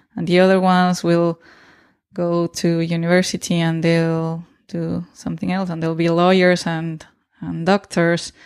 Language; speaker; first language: English; non-native, fluent; Spanish